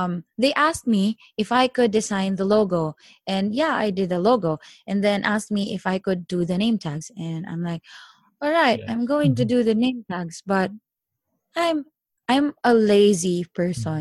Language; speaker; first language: English; non-native, local second language; Filipino